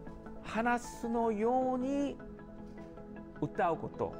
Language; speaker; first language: Japanese; non-native, learner; Korean